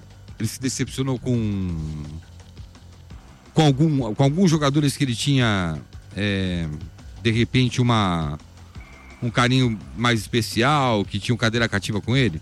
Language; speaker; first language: Portuguese; native; Portuguese